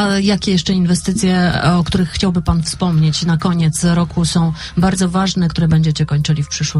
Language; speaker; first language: Polish; native; Polish